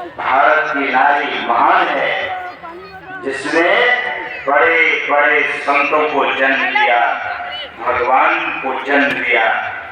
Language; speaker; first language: Hindi; native; Hindi